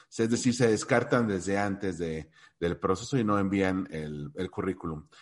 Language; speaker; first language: Spanish; native; Spanish